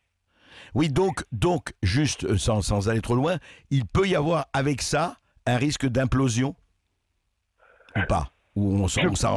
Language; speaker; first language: French; native; French